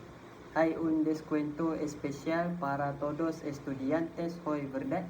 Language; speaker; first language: Spanish; non-native, learner; Malay